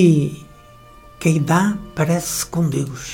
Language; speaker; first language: Portuguese; native; Portuguese